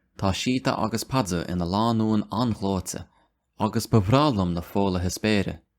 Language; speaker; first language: Irish; non-native, local second language; English